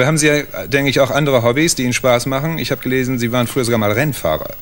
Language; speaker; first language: German; native; German